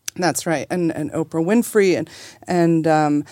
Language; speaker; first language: English; native; English